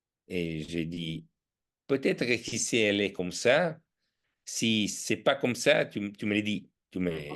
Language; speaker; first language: French; non-native, fluent; Italian